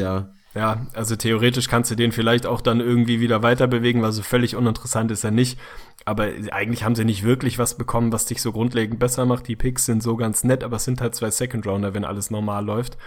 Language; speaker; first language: German; native; German